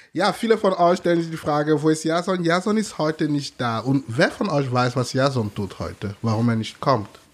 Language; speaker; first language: German; non-native, fluent; English